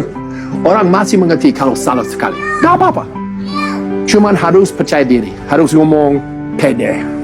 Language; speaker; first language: Indonesian; early bilingual, heritage; Indonesian